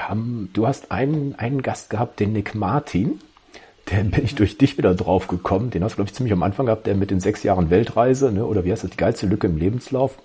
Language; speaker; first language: German; native; German